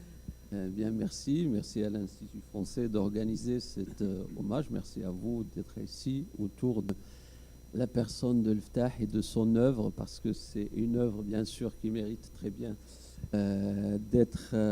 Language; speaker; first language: French; non-native, local second language; Arabic